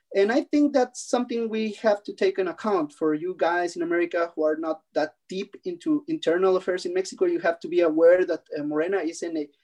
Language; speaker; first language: English; non-native, fluent; Spanish